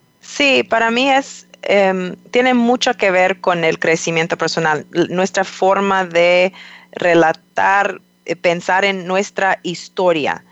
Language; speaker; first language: Spanish; non-native, fluent; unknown